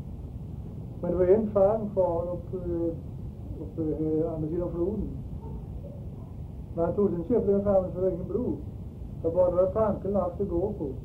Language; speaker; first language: Swedish; early bilingual, heritage; Swedish